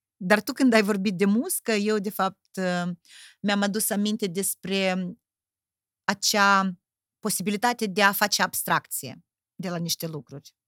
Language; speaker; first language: Romanian; native; Romanian